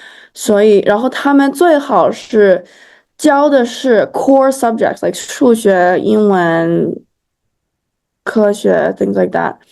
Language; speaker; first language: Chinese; early bilingual, heritage; Chinese